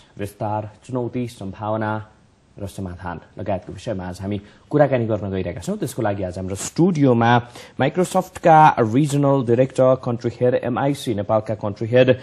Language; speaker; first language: Nepali; native; Nepali